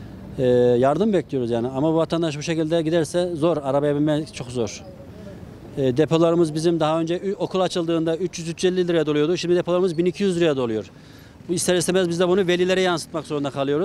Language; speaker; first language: Turkish; native; Turkish